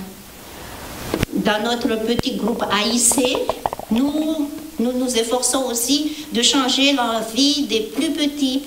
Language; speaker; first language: French; non-native, local second language; Malagasy